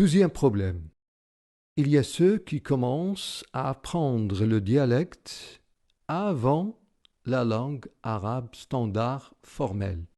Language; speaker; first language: French; non-native, local second language; Arabic